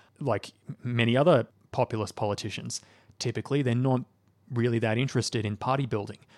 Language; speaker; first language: English; native; English